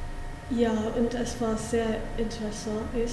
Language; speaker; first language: German; non-native, learner; English